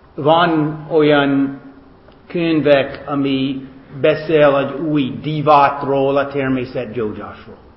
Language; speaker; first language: Hungarian; non-native, fluent; English